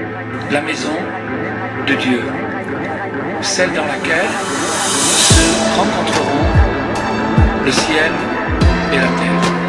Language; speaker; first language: French; native; French